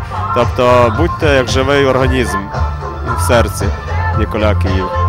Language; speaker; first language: Ukrainian; native; Ukrainian